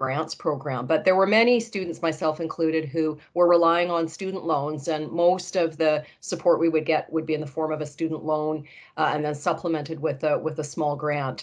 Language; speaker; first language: English; native; English